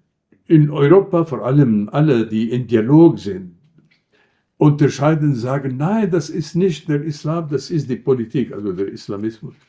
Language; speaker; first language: German; non-native, fluent; Arabic